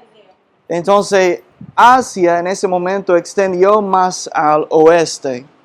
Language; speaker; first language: Spanish; non-native, fluent; English